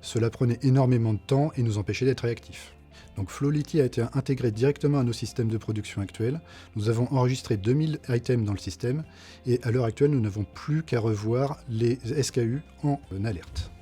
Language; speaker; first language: French; native; French